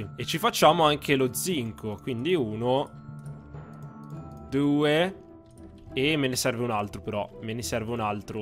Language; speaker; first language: Italian; native; Italian